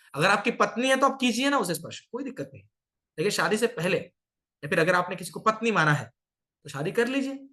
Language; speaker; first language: Hindi; non-native, local second language; Marathi